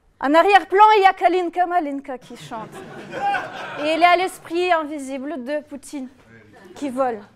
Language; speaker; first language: French; non-native, fluent; Russian